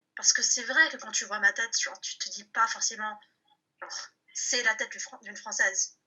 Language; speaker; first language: French; early bilingual, other home language; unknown